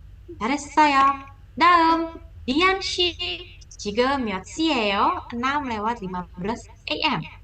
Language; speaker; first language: Korean; non-native, fluent; Indonesian